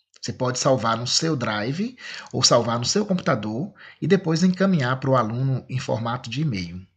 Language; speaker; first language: Portuguese; native; Portuguese